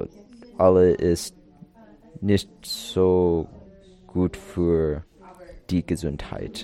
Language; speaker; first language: German; non-native, learner; English